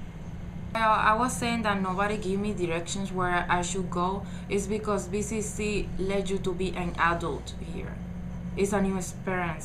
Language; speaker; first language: English; non-native, learner; Spanish